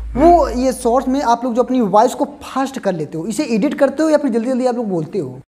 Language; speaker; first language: Hindi; native; Hindi